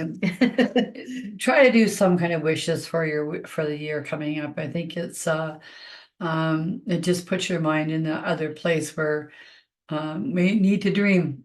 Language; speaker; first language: English; native; English